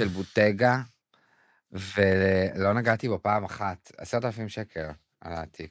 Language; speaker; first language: Hebrew; native; Hebrew